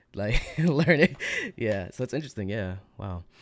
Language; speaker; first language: English; native; English